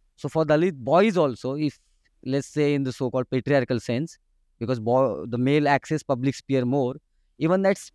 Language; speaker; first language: English; non-native, local second language; Marathi